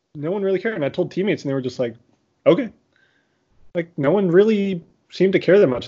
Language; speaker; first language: English; native; English